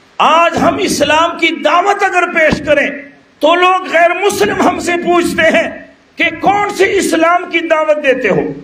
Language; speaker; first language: Urdu; non-native, local second language; Pashto